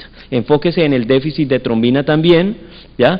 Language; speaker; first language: Spanish; native; Spanish